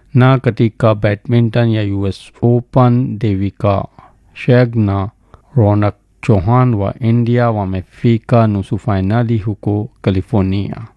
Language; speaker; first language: Swahili; non-native, fluent; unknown